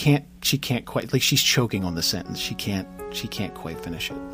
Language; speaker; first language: English; native; English